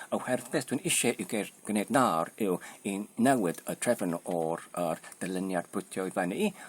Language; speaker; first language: Welsh; non-native, learner; Polish